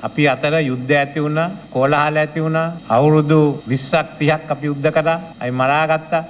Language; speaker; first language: Sinhala; native; Sinhala